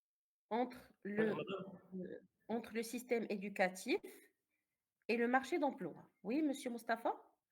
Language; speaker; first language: French; non-native, fluent; Arabic